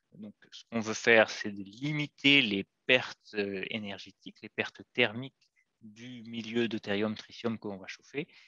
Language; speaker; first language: French; native; French